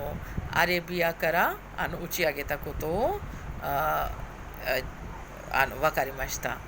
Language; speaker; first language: Japanese; non-native, fluent; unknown